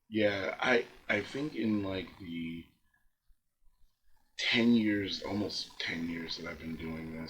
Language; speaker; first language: English; native; English